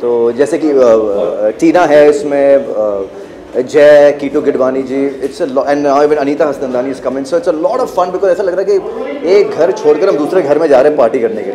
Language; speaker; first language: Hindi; native; Hindi